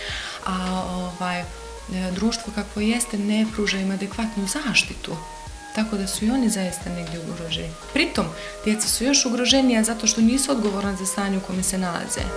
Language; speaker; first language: Serbian; native; Serbian